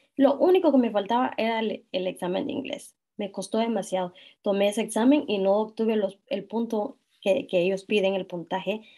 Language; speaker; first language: Spanish; non-native, local second language; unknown